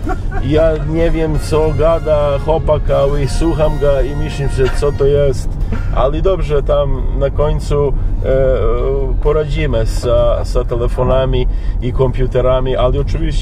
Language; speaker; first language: Polish; non-native, learner; Serbian